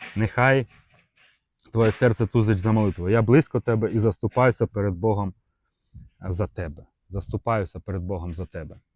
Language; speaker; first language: Ukrainian; non-native, local second language; Russian